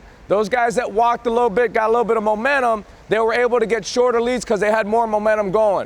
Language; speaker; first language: English; native; English